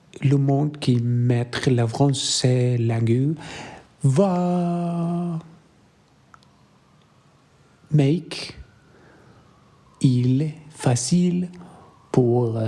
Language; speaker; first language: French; non-native, learner; Arabic